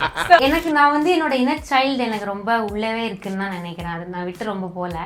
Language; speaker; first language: Tamil; early bilingual, heritage; Tamil